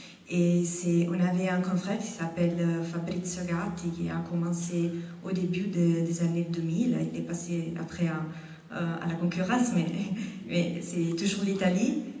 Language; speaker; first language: French; non-native, fluent; Italian